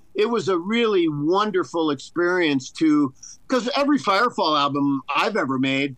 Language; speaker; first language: English; native; English